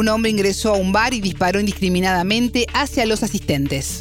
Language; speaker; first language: Spanish; native; Spanish